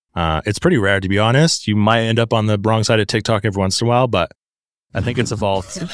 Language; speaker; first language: English; native; English